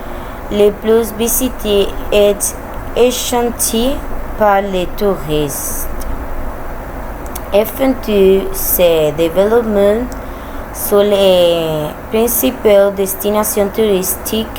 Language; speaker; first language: French; non-native, learner; Spanish